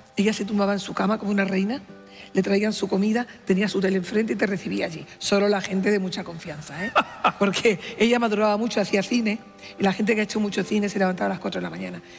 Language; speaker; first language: Spanish; native; Spanish